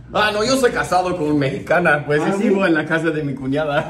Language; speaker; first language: Spanish; non-native, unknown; English